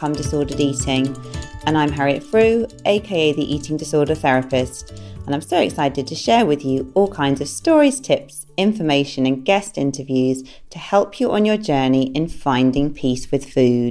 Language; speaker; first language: English; native; English